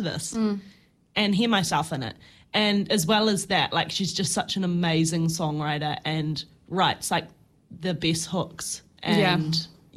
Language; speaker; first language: English; native; English